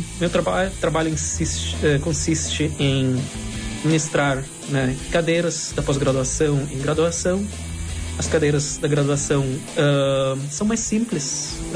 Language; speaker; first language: Portuguese; non-native, fluent; Russian